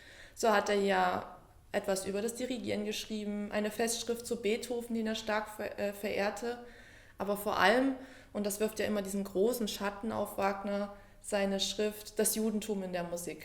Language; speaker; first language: German; native; German